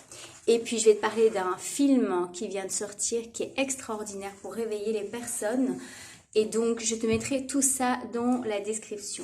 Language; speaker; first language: French; native; French